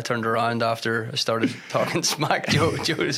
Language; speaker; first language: English; native; English